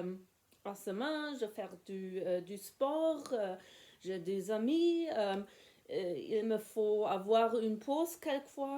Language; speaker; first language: French; non-native, learner; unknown